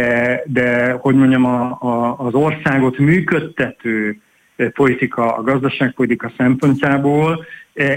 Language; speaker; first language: Hungarian; native; Hungarian